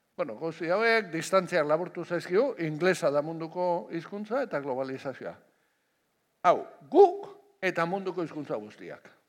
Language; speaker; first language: Basque; non-native, local second language; Spanish